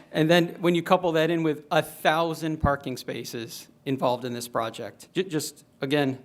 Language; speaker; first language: English; native; English